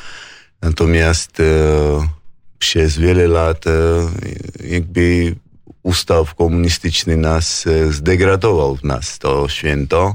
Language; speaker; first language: Polish; non-native, fluent; Georgian